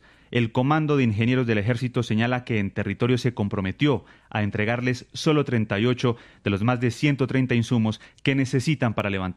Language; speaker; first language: Spanish; native; Spanish